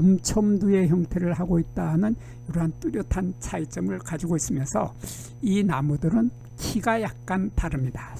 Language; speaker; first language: Korean; native; Korean